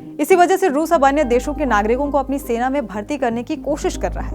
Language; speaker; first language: Hindi; native; Hindi